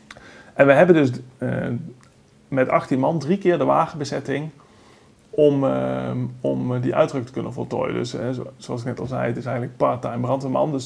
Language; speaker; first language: Dutch; native; Dutch